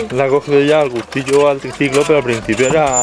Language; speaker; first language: Spanish; native; Spanish